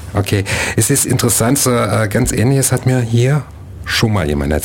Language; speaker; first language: German; native; German